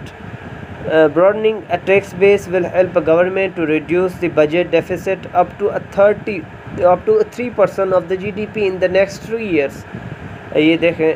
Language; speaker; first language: English; non-native, local second language; Urdu